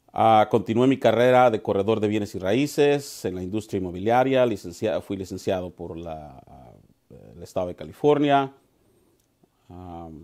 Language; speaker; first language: Spanish; native; Spanish